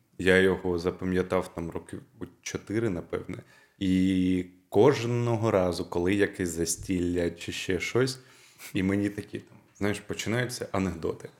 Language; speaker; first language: Ukrainian; non-native, local second language; Russian